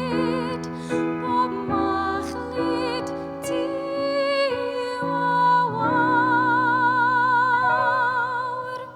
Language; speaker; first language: Welsh; native; Welsh